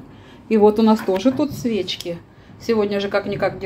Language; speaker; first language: Russian; native; Russian